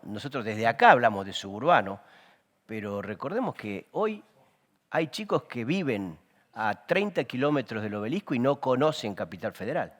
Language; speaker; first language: Spanish; native; Spanish